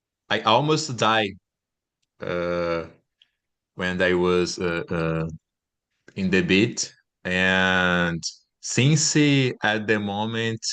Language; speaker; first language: English; non-native, learner; Portuguese